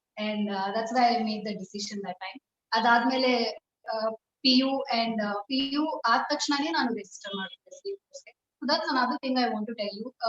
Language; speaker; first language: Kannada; non-native, local second language; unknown